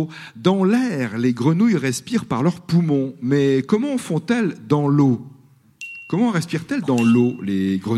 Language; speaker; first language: French; native; French